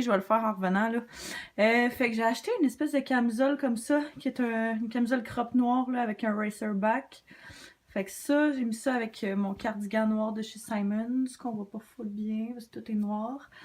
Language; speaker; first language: French; native; French